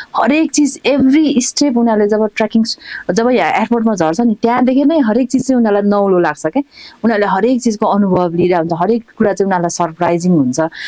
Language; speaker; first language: Nepali; non-native, local second language; Sherpa